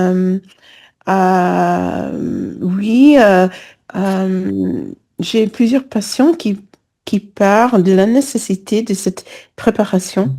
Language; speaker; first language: French; non-native, fluent; English